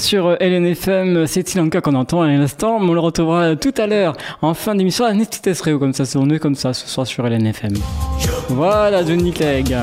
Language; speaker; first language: French; native; French